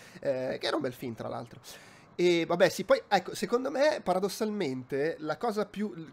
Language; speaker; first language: Italian; native; Italian